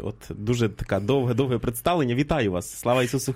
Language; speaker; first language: Ukrainian; native; Ukrainian